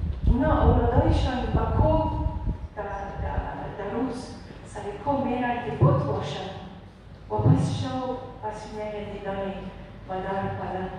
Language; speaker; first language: Persian; non-native, learner; Arabic